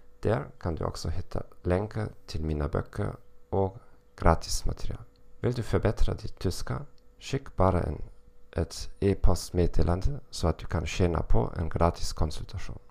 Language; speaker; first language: Swedish; non-native, learner; German